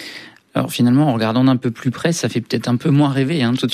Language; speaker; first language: French; native; French